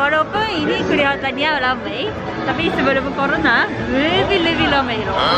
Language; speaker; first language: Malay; non-native, fluent; Japanese